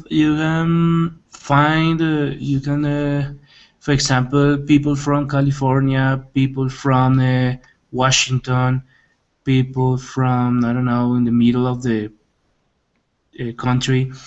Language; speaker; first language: English; non-native, learner; Spanish